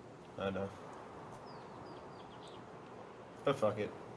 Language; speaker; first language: English; native; English